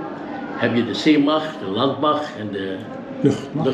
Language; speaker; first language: Dutch; early bilingual, heritage; Dutch